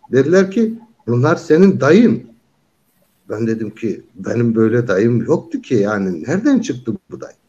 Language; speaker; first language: Turkish; non-native, local second language; Kyrgyz